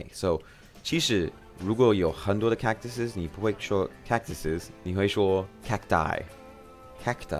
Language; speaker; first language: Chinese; non-native, fluent; English